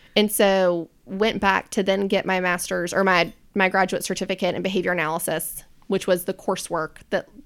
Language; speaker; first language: English; native; English